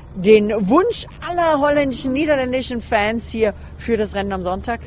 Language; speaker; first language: German; native; German